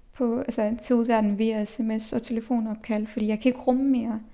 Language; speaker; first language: Danish; early bilingual, other home language; Persian